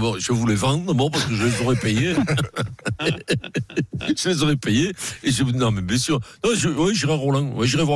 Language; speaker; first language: French; native; French